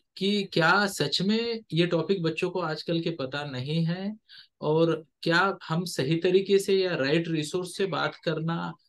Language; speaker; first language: Hindi; non-native, local second language; Marathi